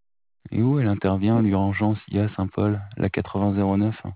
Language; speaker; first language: French; native; French